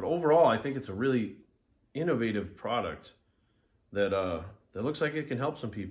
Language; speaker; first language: English; native; English